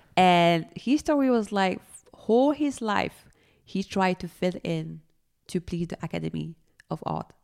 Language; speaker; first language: English; non-native, fluent; French